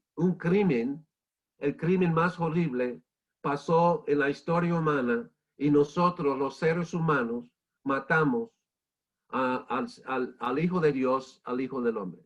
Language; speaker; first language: Spanish; non-native, fluent; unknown